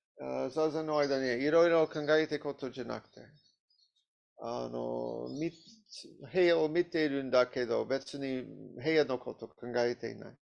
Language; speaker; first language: Japanese; non-native, learner; English